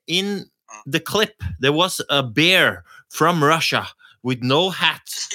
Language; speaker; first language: English; non-native, fluent; Norwegian